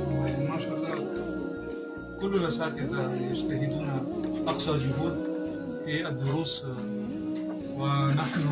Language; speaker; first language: Arabic; non-native, fluent; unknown